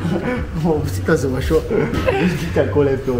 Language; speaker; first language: Chinese; non-native, learner; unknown